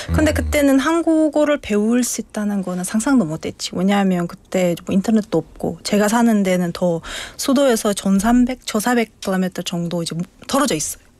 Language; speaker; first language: Korean; non-native, fluent; Uzbek